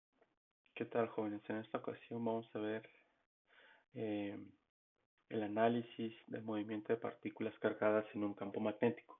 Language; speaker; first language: Spanish; native; Spanish